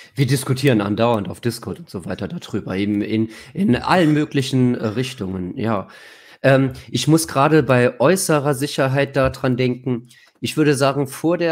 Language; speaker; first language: German; native; German